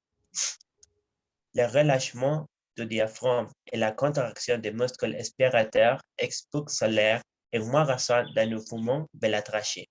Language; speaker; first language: French; non-native, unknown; Spanish